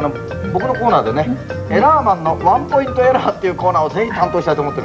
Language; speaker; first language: Japanese; native; Japanese